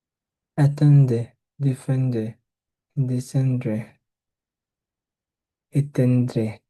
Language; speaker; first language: French; non-native, learner; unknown